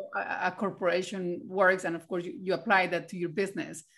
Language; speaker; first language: English; non-native, fluent; Spanish